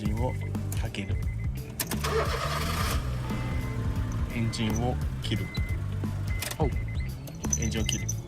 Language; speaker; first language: Japanese; native; Japanese